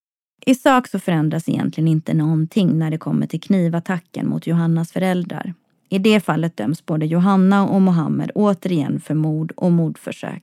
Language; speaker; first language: Swedish; native; Swedish